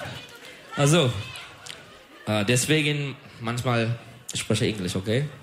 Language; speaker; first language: German; non-native, learner; Turkish